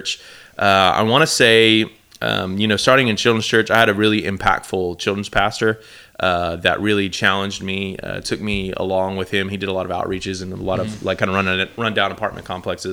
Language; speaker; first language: English; native; English